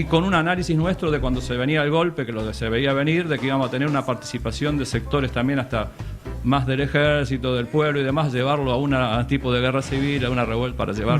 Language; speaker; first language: Spanish; native; Spanish